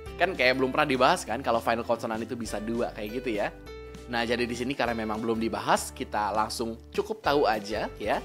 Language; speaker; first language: Indonesian; native; Indonesian